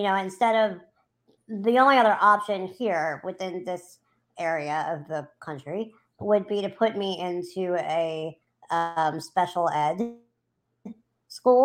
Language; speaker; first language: English; native; English